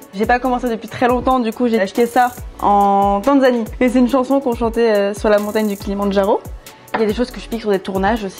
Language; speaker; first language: French; native; French